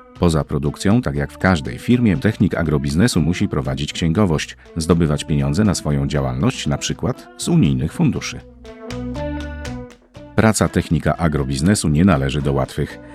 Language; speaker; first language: Polish; native; Polish